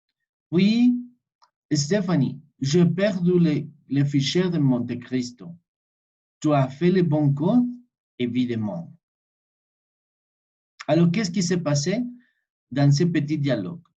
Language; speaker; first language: French; non-native, fluent; Spanish